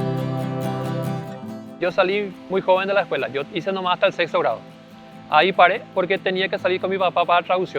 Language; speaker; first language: Spanish; early bilingual, other home language; German